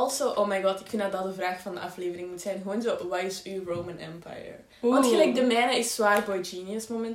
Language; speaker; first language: Dutch; native; Dutch